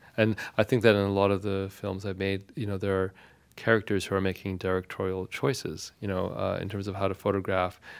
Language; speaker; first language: English; non-native, fluent; Armenian